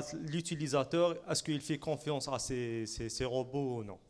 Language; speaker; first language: French; non-native, local second language; Arabic